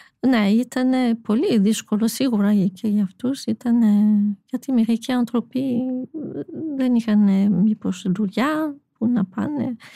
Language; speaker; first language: Greek; non-native, fluent; French